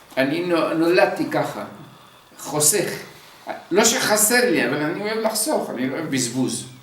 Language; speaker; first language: Hebrew; early bilingual, other home language; Arabic